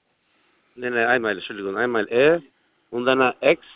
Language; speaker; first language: German; non-native, fluent; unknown